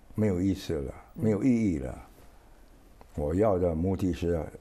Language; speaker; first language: Chinese; non-native, fluent; English